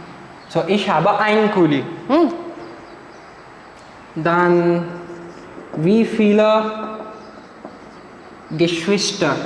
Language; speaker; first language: German; non-native, fluent; Marathi